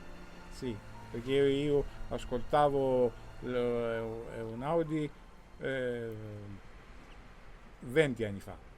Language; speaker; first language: Italian; non-native, fluent; Greek